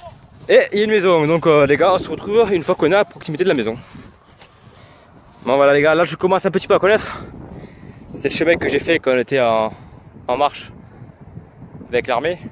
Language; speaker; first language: French; native; French